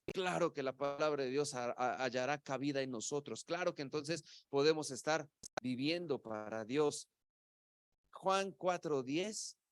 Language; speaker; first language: Spanish; native; Spanish